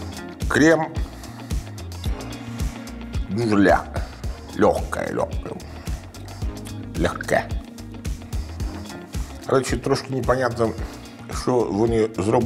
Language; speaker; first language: Ukrainian; non-native, learner; Italian